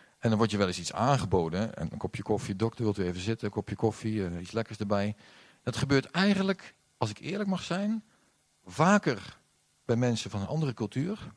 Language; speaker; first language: Dutch; native; Dutch